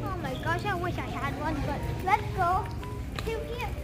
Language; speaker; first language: English; native; English